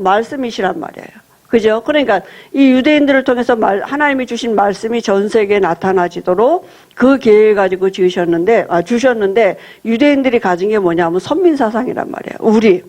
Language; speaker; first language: Korean; native; Korean